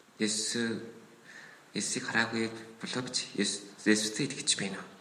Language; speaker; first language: Mongolian; non-native, fluent; Korean